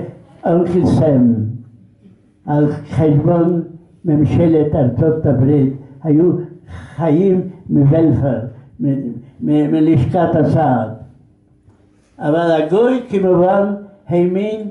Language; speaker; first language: Hebrew; non-native, fluent; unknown